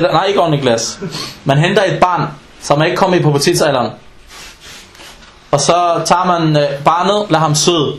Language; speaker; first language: Danish; non-native, fluent; Arabic